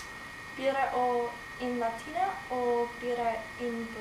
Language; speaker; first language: Italian; non-native, learner; English